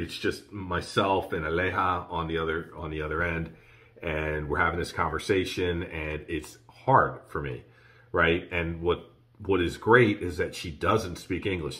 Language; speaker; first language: English; native; English